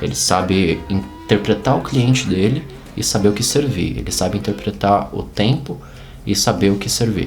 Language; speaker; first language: Portuguese; native; Portuguese